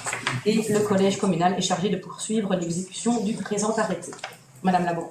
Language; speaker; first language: French; native; French